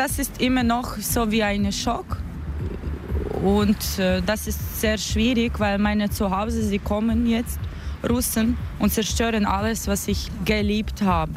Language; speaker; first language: German; non-native, fluent; Russian